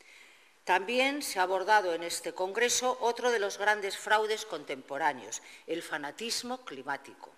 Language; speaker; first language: Spanish; native; Spanish